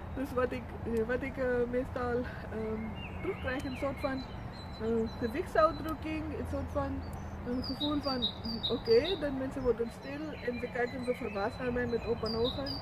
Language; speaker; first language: Dutch; non-native, fluent; Urdu